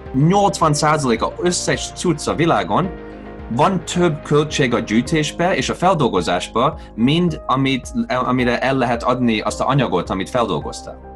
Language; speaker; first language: Hungarian; early bilingual, heritage; Hungarian